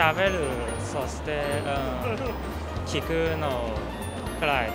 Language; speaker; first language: Japanese; non-native, learner; Cantonese